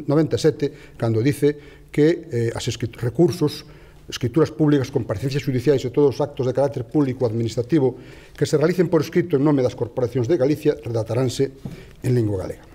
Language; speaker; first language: Galician; native; Galician